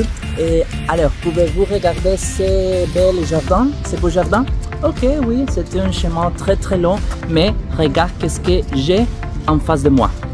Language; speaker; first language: French; non-native, fluent; Spanish